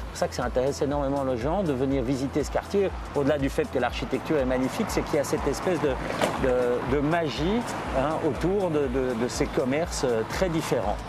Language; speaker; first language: French; native; French